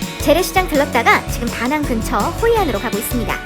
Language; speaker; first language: Korean; native; Korean